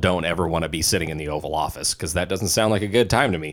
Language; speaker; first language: English; native; English